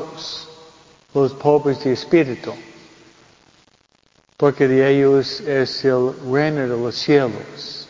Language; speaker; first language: Spanish; non-native, fluent; English